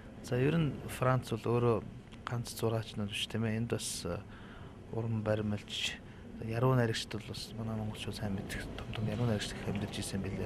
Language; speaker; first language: Mongolian; native; Mongolian